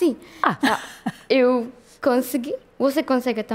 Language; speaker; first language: Portuguese; non-native, learner; Urdu